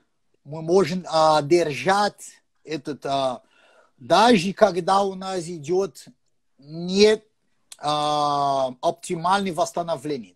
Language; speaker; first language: Russian; non-native, learner; English